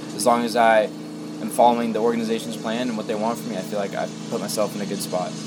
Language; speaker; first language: English; native; English